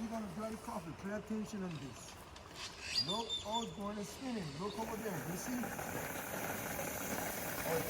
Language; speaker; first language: English; non-native, local second language; Spanish